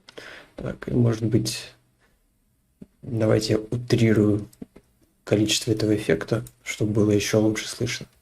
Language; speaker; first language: Russian; native; Russian